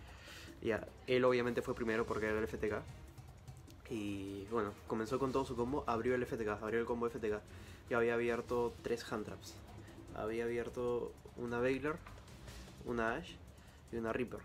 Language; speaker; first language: Spanish; native; Spanish